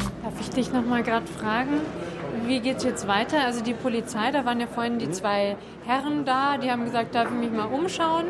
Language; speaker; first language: German; native; German